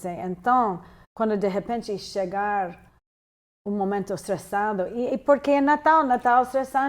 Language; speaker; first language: Portuguese; non-native, fluent; English